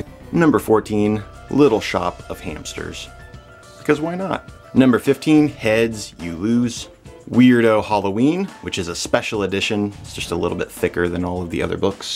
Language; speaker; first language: English; native; English